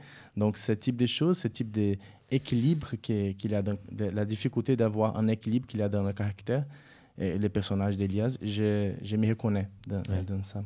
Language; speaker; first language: French; non-native, fluent; Portuguese